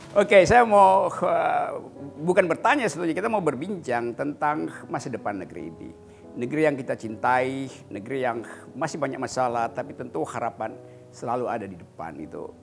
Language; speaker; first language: Indonesian; native; Indonesian